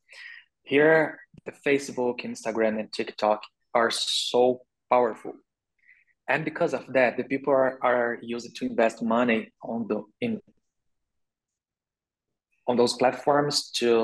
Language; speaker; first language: English; non-native, learner; Portuguese